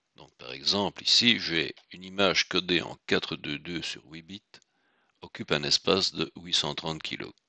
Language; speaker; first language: French; native; French